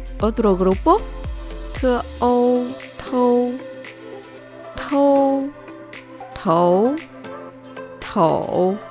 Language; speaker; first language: Spanish; non-native, fluent; Chinese